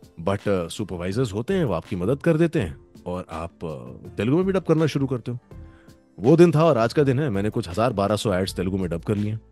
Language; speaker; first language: Hindi; native; Hindi